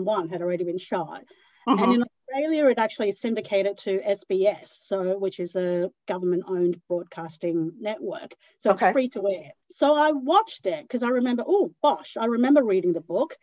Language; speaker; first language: English; non-native, local second language; Cantonese